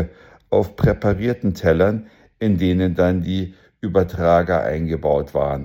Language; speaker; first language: German; native; German